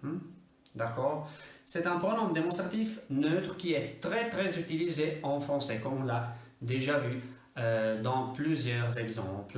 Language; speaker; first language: French; non-native, fluent; Italian